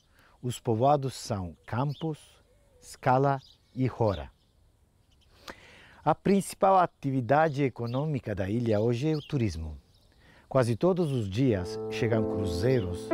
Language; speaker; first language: Portuguese; non-native, fluent; Turkish